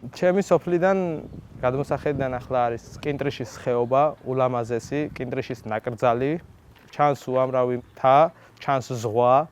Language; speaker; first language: Georgian; native; Georgian